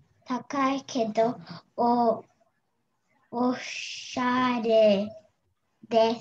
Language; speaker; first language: Japanese; non-native, learner; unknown